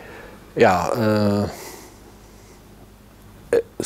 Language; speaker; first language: Dutch; non-native, learner; Arabic